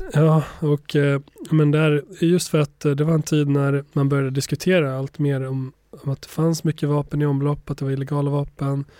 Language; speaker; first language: Swedish; early bilingual, other home language; Albanian